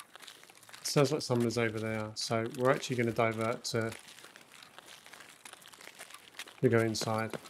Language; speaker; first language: English; native; English